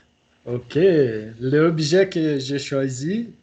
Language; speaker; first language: French; non-native, learner; Portuguese